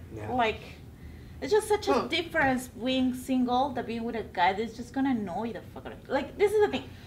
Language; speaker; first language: English; non-native, fluent; Spanish